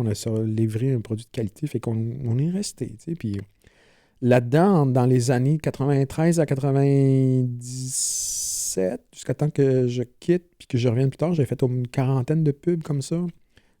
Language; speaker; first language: French; native; French